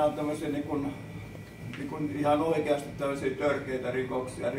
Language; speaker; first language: Finnish; native; Finnish